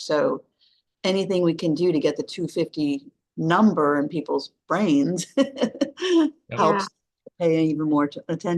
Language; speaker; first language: English; native; English